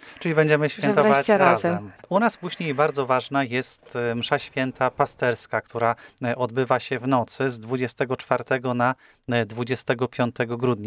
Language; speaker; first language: Polish; native; Polish